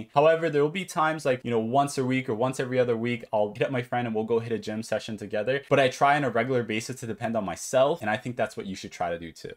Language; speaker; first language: English; native; English